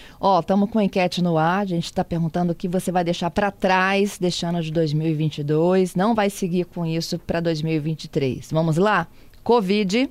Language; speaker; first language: Portuguese; native; Portuguese